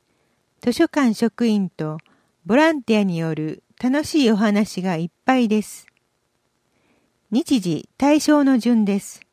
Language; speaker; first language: Japanese; native; Japanese